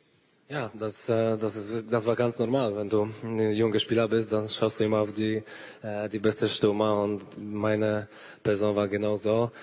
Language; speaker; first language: German; non-native, learner; Polish